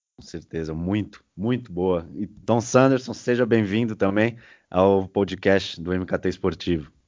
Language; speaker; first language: Portuguese; native; Portuguese